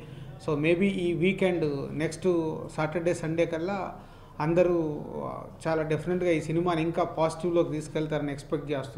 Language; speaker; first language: Telugu; native; Telugu